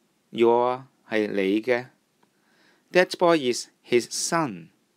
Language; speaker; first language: English; non-native, local second language; Cantonese